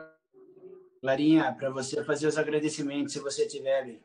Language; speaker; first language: Portuguese; native; Portuguese